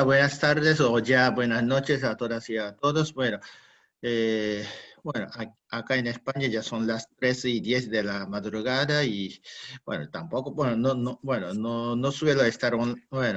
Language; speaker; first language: Spanish; non-native, fluent; Japanese